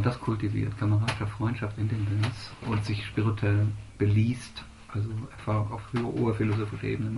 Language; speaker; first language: German; native; German